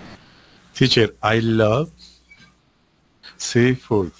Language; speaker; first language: English; non-native, learner; Spanish